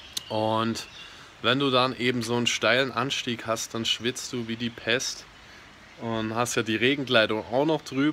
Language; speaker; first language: German; native; German